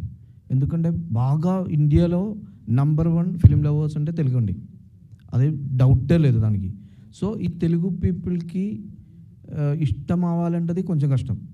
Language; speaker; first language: Telugu; non-native, local second language; Malayalam